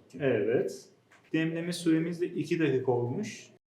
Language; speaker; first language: Turkish; non-native, fluent; Persian